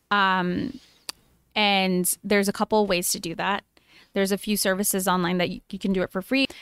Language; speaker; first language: English; early bilingual, other home language; Spanish